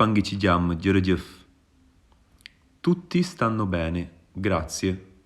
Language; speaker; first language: Italian; non-native, fluent; Wolof